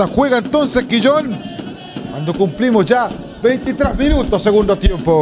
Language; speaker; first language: Spanish; native; Spanish